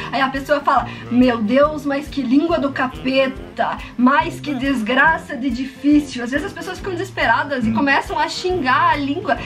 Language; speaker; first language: Portuguese; native; Portuguese